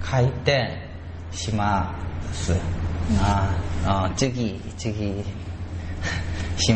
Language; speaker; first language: Japanese; non-native, learner; Korean